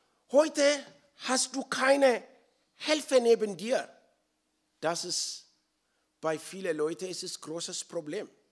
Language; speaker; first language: German; non-native, learner; Oromo